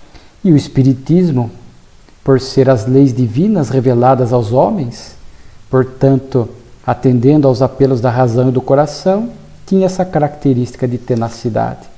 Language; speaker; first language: Portuguese; native; Portuguese